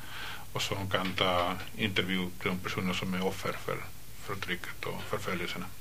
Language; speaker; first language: Swedish; non-native, fluent; Spanish